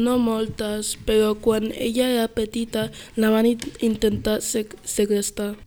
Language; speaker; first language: Catalan; early bilingual, other home language; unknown